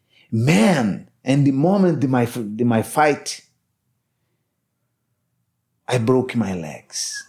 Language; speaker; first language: English; non-native, learner; Portuguese